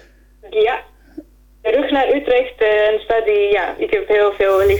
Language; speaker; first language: Dutch; non-native, fluent; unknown